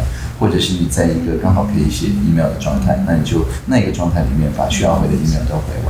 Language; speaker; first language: Chinese; native; Chinese